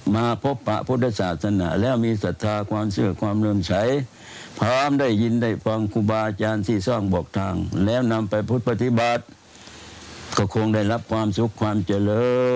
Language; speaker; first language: Thai; native; Thai